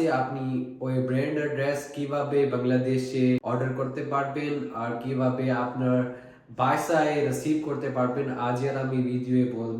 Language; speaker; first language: Bangla; non-native, fluent; Urdu